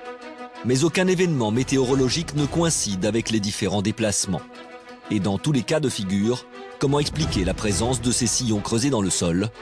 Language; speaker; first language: French; native; French